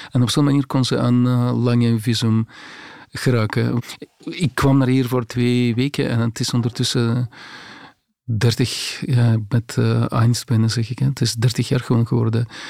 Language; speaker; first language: Dutch; non-native, fluent; Russian